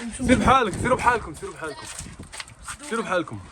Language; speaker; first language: Arabic; native; Arabic